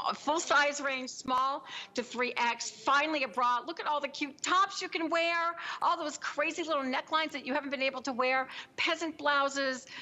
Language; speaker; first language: English; native; English